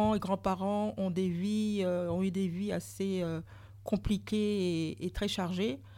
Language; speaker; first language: French; native; French